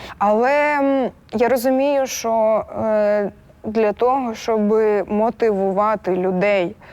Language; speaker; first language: Ukrainian; non-native, local second language; Russian